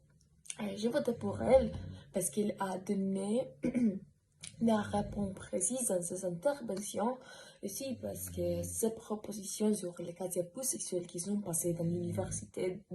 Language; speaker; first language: French; non-native, learner; Spanish